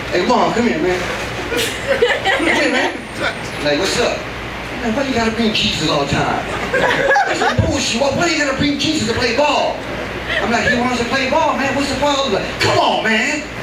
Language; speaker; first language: English; native; English